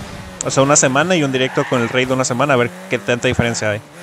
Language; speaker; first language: Spanish; native; Spanish